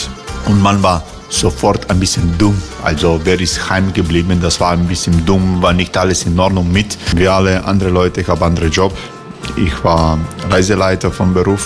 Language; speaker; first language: German; non-native, fluent; Croatian